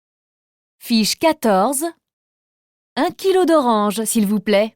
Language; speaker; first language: French; native; French